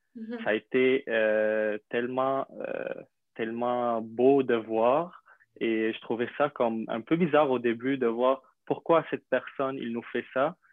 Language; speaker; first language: French; non-native, fluent; Arabic